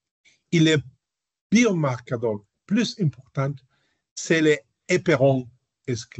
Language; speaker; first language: French; non-native, learner; Spanish